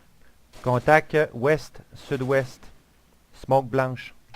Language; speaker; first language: French; native; French